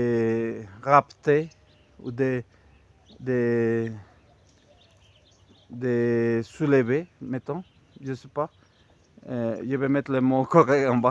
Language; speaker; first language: French; non-native, fluent; Spanish